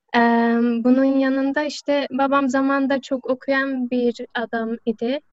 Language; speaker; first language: Turkish; early bilingual, other home language; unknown